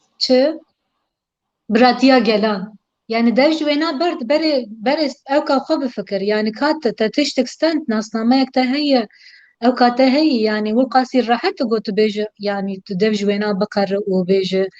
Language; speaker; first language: Kurdish; non-native, local second language; Turkish